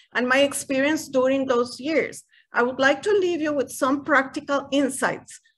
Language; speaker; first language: English; non-native, fluent; Spanish